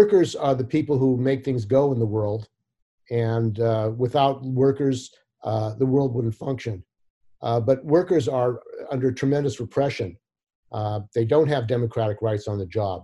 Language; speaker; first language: English; native; English